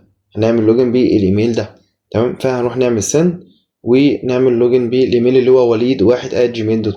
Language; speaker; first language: Arabic; native; Arabic